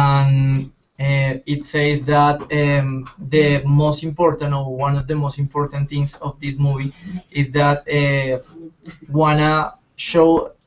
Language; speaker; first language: English; non-native, learner; Spanish